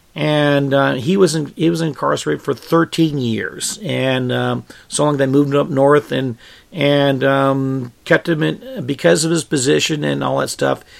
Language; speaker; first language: English; native; English